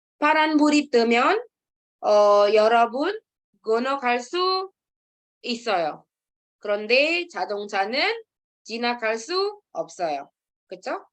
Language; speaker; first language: Korean; non-native, fluent; Indonesian